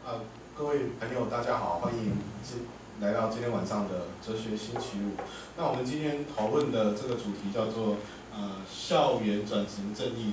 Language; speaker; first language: Chinese; native; Chinese